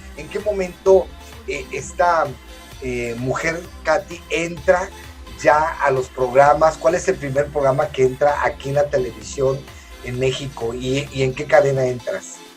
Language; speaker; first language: Spanish; native; Spanish